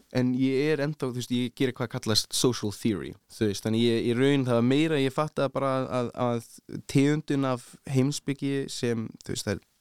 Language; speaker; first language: Icelandic; early bilingual, heritage; Icelandic